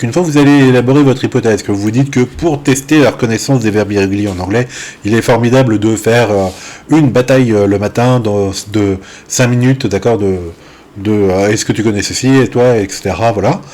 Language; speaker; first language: French; native; French